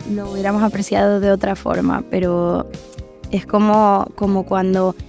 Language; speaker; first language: Spanish; native; Spanish